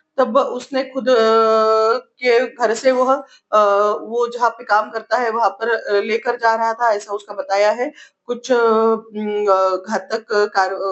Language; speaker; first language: Hindi; non-native, local second language; Marathi